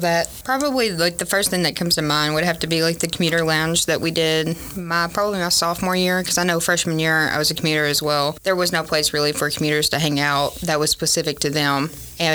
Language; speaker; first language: English; native; English